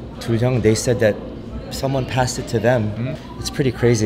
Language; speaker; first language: English; early bilingual, other home language; Korean